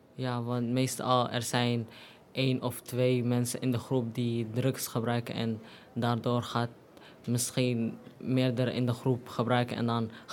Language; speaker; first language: Dutch; non-native, learner; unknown